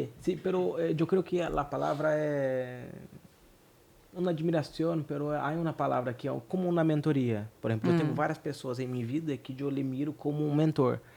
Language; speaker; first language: Spanish; non-native, fluent; Portuguese